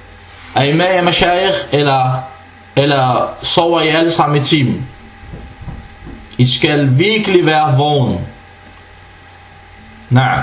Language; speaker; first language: Danish; early bilingual, other home language; Arabic